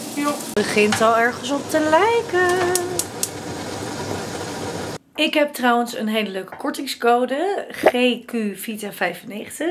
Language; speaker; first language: Dutch; native; Dutch